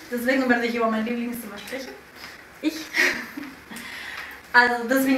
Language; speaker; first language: German; non-native, fluent; Spanish